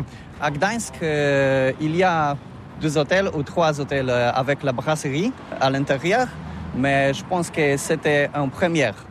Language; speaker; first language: French; non-native, learner; Polish